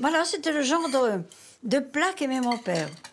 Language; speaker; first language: French; native; French